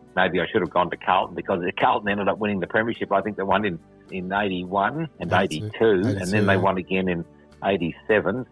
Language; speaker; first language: English; native; English